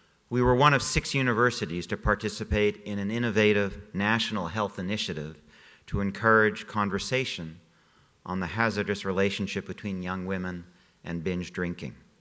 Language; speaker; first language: English; native; English